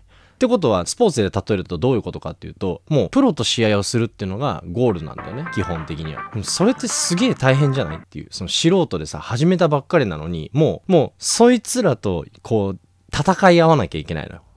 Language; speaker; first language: Japanese; native; Japanese